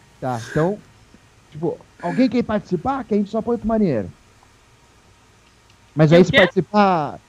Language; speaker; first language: Portuguese; native; Portuguese